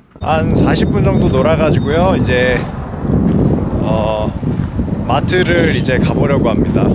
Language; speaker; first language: Korean; native; Korean